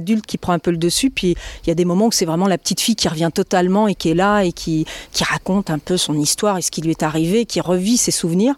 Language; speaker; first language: French; native; French